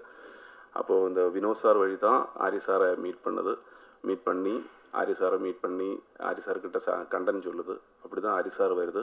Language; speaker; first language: Tamil; non-native, learner; Malayalam